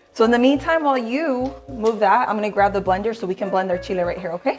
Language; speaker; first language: English; early bilingual, other home language; Spanish